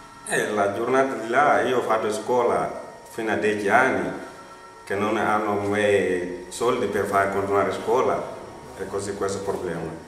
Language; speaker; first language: Italian; non-native, learner; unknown